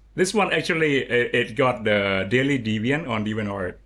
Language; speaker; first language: English; non-native, learner; Lao